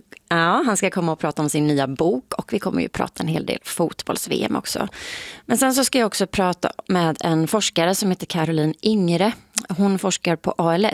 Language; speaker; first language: Swedish; native; Swedish